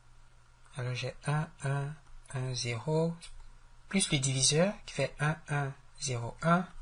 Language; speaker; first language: French; native; French